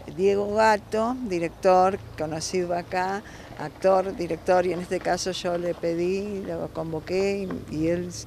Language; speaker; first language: Spanish; native; Spanish